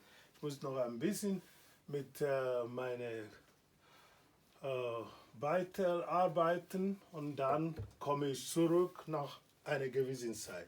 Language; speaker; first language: German; non-native, learner; Igbo